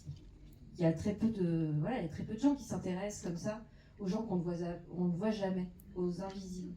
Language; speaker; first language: French; native; French